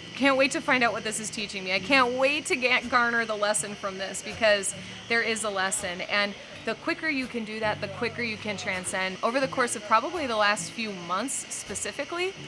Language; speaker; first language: English; native; English